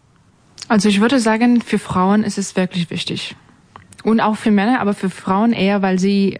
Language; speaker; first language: German; non-native, learner; Persian